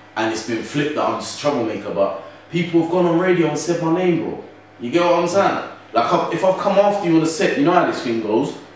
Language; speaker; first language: English; native; English